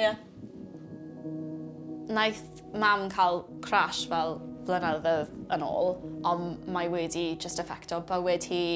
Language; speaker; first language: Welsh; non-native, local second language; English